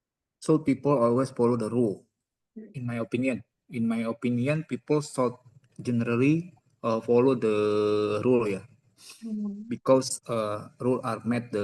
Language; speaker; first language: English; non-native, learner; Indonesian